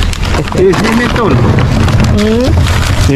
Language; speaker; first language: Spanish; non-native, learner; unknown